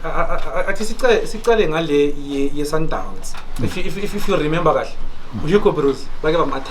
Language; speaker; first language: English; non-native, local second language; Zulu